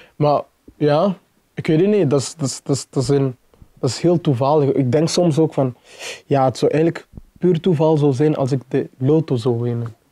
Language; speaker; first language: Dutch; non-native, fluent; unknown